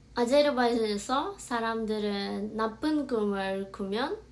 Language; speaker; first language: Korean; non-native, fluent; Azerbaijani